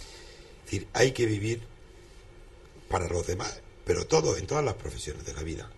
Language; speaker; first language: Spanish; native; Spanish